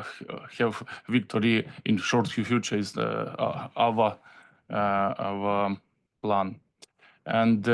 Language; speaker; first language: English; non-native, learner; Ukrainian